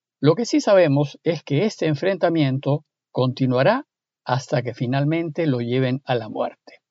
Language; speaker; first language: Spanish; native; Spanish